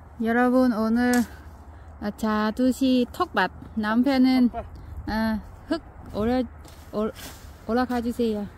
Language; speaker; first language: Korean; non-native, learner; Vietnamese